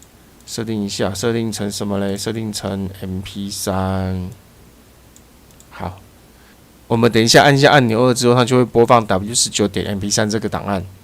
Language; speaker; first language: Chinese; native; Chinese